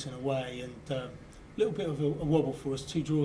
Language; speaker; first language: English; native; English